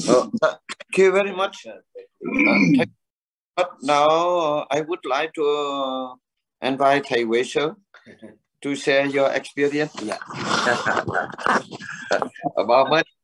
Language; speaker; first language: English; non-native, learner; Vietnamese